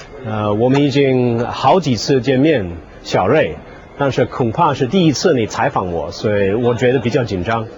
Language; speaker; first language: Chinese; non-native, fluent; English